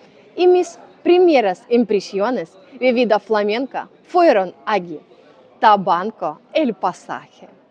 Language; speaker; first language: Spanish; non-native, fluent; Ukrainian